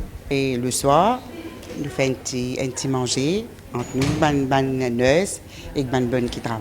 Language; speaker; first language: French; non-native, local second language; Morisyen